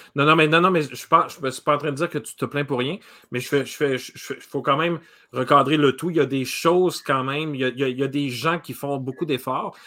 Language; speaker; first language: French; native; French